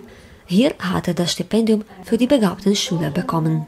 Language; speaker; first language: German; non-native, fluent; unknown